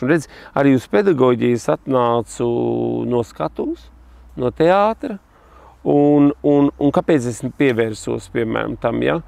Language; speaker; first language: Latvian; native; Latvian